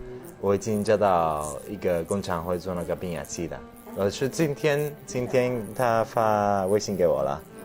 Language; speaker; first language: Chinese; non-native, fluent; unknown